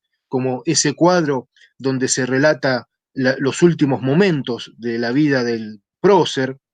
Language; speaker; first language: Spanish; native; Spanish